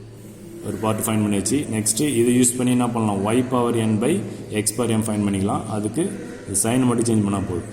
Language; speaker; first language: Tamil; native; Tamil